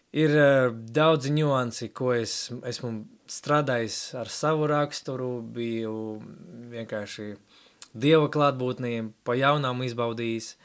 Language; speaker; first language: Latvian; non-native, local second language; Russian